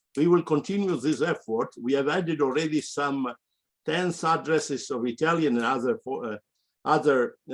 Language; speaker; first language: English; non-native, fluent; Italian